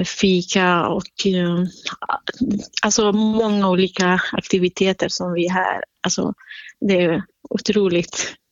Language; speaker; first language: Swedish; non-native, fluent; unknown